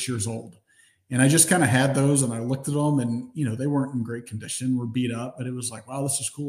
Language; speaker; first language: English; native; English